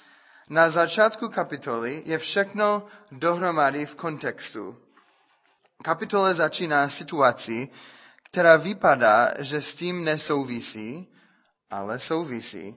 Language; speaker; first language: Czech; non-native, fluent; English